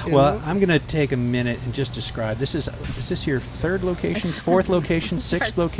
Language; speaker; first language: English; native; English